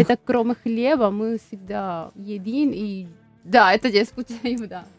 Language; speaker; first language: Russian; non-native, learner; Spanish